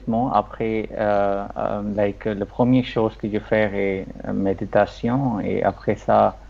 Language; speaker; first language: French; non-native, learner; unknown